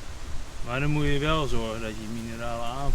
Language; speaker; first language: Dutch; native; Dutch